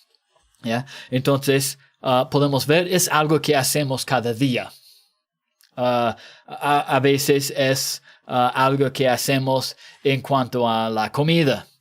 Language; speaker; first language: Spanish; non-native, fluent; English